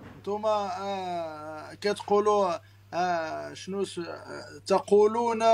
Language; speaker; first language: Arabic; non-native, local second language; Riffian